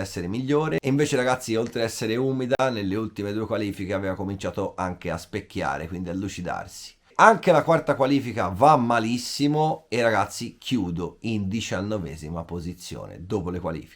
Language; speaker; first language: Italian; native; Italian